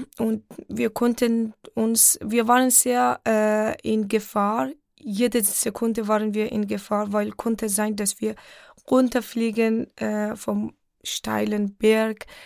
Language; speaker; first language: German; non-native, fluent; Persian